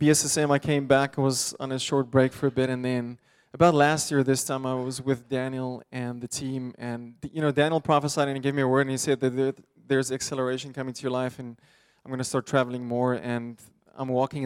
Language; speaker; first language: English; non-native, local second language; Afrikaans